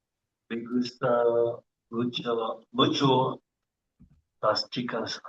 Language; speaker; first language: Spanish; non-native, learner; English